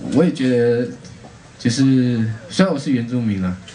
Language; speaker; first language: Chinese; non-native, local second language; Amis